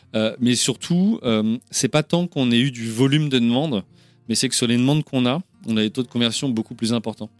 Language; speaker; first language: French; native; French